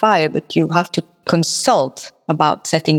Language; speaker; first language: English; non-native, fluent; Morisyen